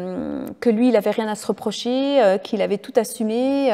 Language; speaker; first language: French; native; French